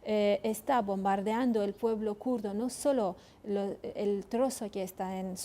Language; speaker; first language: Spanish; non-native, fluent; Kurdish